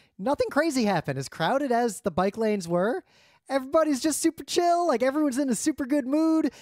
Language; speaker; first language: English; native; English